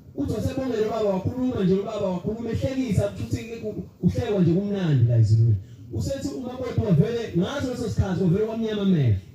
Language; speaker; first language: Zulu; native; Zulu